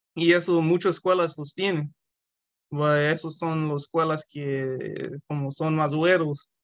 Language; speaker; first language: Spanish; early bilingual, heritage; Spanish